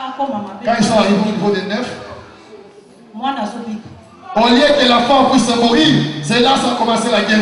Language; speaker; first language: French; non-native, local second language; Lingala